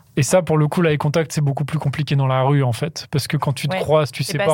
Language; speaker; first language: French; native; French